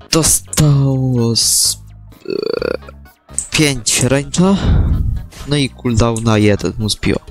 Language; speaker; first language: Polish; native; Polish